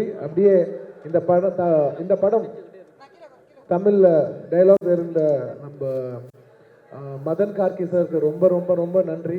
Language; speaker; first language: Tamil; non-native, local second language; Telugu